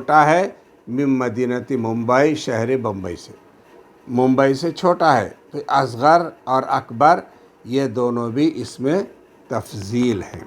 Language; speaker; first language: Urdu; native; Urdu